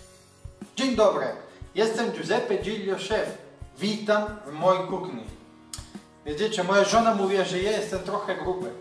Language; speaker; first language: Polish; non-native, learner; Italian